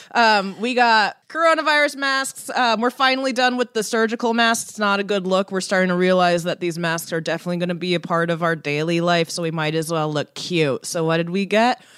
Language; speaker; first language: English; early bilingual, other home language; Persian